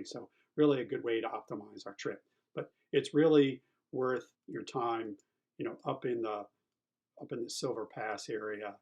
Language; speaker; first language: English; native; English